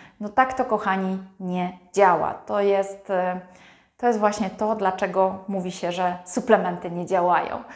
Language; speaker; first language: Polish; native; Polish